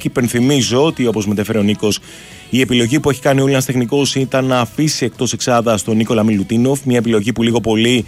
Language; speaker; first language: Greek; native; Greek